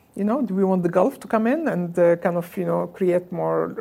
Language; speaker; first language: English; non-native, fluent; Arabic